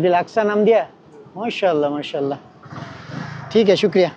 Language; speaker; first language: Hindi; non-native, fluent; Bangla